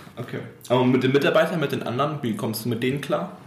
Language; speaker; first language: German; native; German